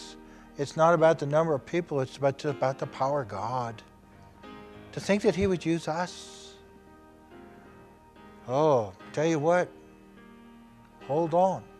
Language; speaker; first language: English; native; English